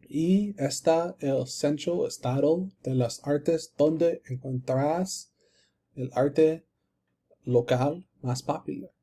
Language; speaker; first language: Spanish; non-native, learner; English